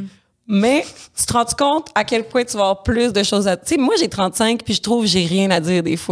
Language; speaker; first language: French; native; French